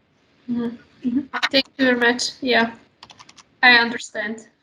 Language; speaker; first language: English; non-native, fluent; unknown